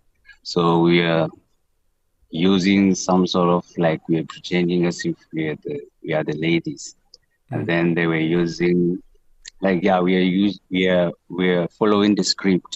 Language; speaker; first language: English; non-native, local second language; Southern Sotho